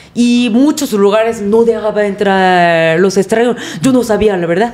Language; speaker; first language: Spanish; non-native, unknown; Korean